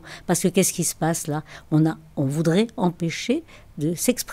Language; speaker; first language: French; native; French